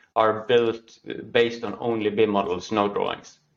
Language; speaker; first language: English; non-native, fluent; Norwegian